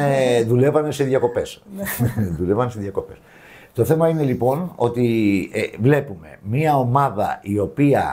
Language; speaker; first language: Greek; native; Greek